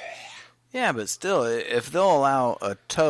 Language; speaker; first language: English; native; English